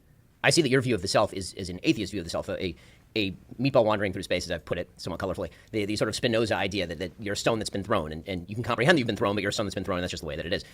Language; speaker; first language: English; native; English